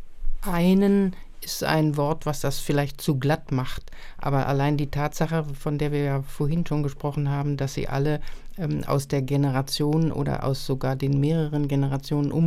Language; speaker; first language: German; native; German